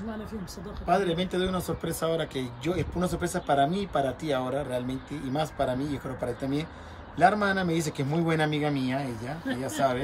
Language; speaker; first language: Spanish; non-native, fluent; Arabic